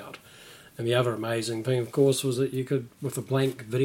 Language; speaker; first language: English; native; English